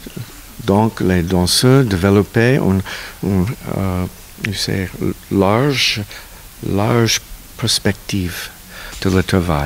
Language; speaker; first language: French; non-native, learner; English